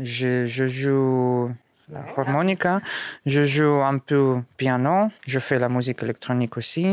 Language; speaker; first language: French; non-native, learner; Russian